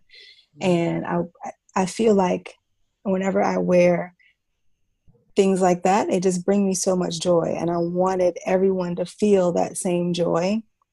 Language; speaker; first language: English; native; English